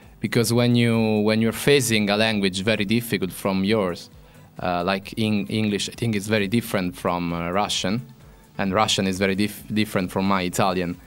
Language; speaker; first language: English; non-native, fluent; Italian